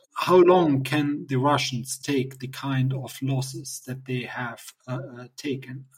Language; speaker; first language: English; non-native, fluent; German